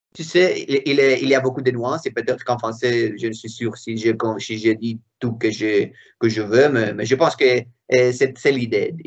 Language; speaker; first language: French; non-native, fluent; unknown